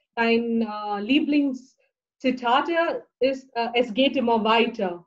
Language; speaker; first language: German; non-native, fluent; Bangla